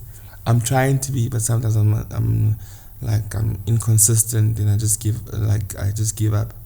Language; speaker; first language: English; non-native, local second language; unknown